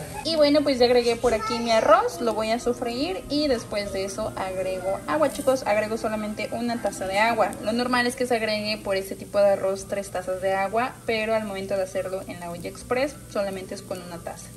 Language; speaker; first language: Spanish; native; Spanish